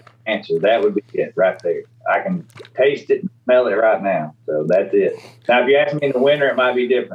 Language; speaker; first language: English; native; English